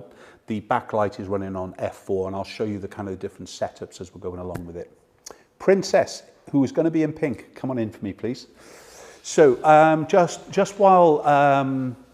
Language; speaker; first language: English; native; English